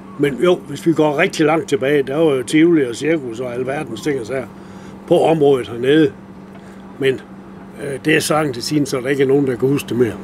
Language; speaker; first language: Danish; native; Danish